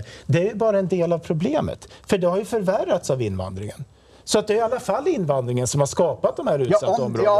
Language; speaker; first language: Swedish; native; Swedish